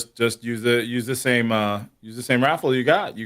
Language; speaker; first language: English; native; English